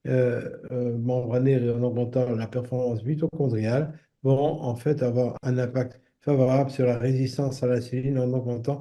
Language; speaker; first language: French; native; French